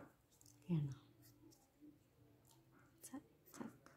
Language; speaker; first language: German; non-native, learner; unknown